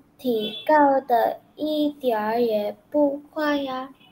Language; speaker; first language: Chinese; non-native, learner; Indonesian